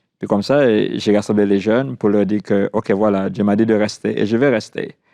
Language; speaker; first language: French; non-native, local second language; Haitian Creole